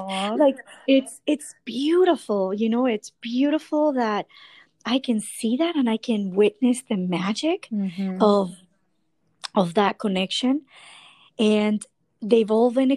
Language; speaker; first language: English; non-native, fluent; Spanish